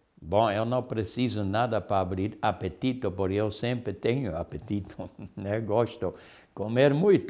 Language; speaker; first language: Portuguese; non-native, fluent; German